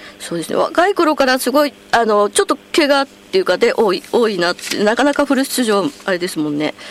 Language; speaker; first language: Japanese; native; Japanese